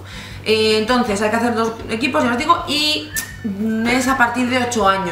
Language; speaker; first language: Spanish; native; Spanish